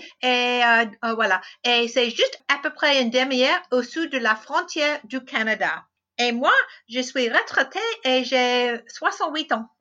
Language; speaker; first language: French; non-native, fluent; English